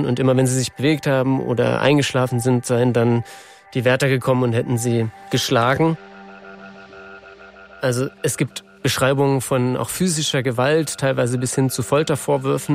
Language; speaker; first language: German; native; German